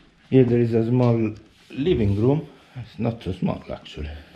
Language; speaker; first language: English; non-native, fluent; Italian